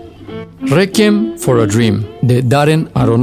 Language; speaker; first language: Spanish; native; Spanish